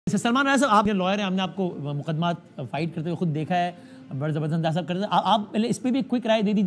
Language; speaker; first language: Urdu; native; Urdu